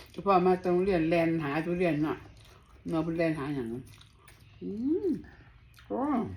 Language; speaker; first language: Thai; native; Thai